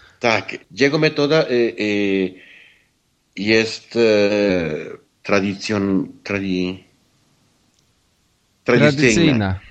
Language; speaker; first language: Polish; non-native, learner; Spanish